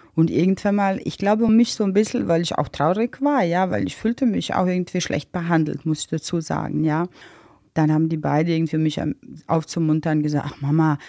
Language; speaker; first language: German; non-native, fluent; Bosnian